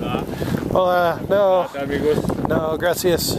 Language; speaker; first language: Spanish; non-native, learner; English